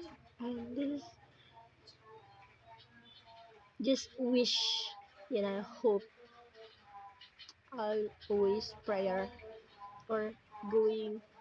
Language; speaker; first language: English; non-native, learner; Indonesian